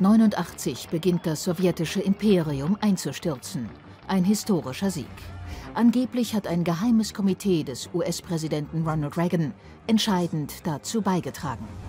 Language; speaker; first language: German; native; German